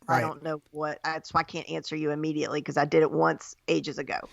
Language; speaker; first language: English; native; English